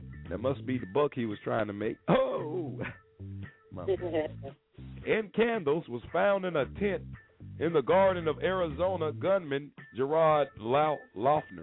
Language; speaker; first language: English; native; English